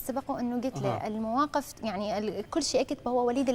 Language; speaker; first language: Arabic; native; Arabic